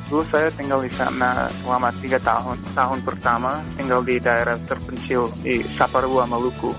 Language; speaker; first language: Indonesian; non-native, fluent; English